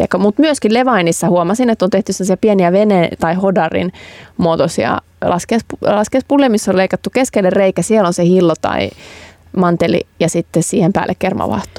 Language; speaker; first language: Finnish; native; Finnish